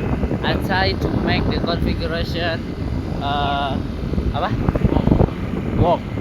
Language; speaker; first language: English; non-native, learner; Indonesian